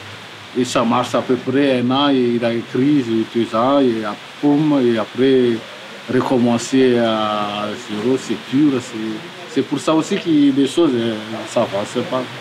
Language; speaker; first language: French; non-native, local second language; Malagasy